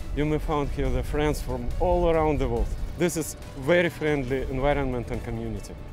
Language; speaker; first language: English; non-native, fluent; Russian